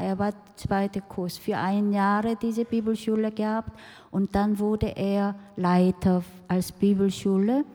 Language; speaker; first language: German; non-native, fluent; Korean